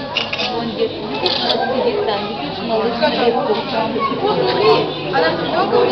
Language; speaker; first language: Russian; native; Russian